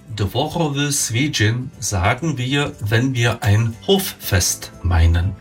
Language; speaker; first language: German; non-native, local second language; Upper Sorbian